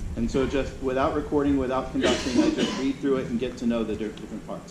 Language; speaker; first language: English; native; English